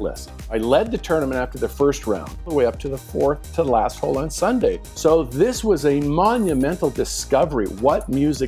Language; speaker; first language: English; native; English